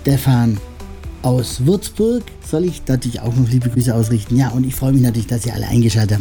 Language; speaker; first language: German; native; German